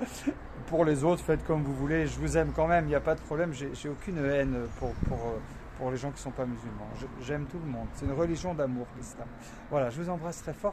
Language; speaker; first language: French; native; French